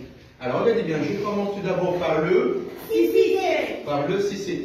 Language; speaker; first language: French; non-native, local second language; Arabic